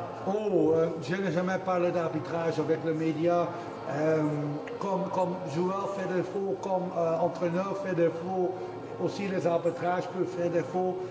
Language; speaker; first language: French; non-native, fluent; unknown